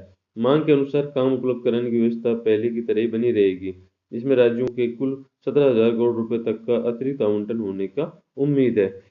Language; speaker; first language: Hindi; native; Hindi